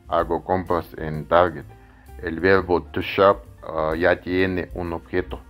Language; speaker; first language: Spanish; non-native, fluent; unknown